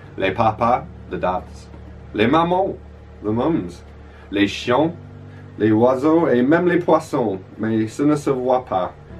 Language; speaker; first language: French; non-native, learner; English